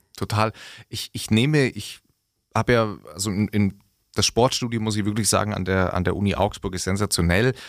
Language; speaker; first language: German; native; German